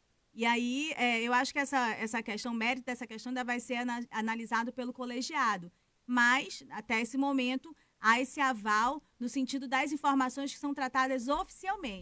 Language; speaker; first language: Portuguese; native; Portuguese